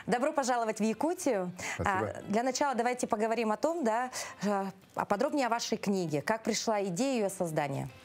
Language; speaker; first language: Russian; native; Russian